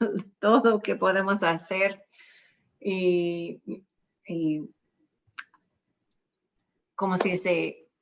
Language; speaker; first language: Spanish; non-native, learner; English